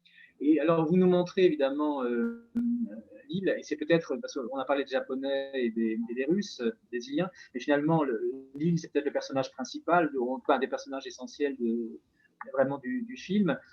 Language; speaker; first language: French; native; French